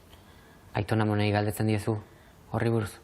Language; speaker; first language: Basque; native; Basque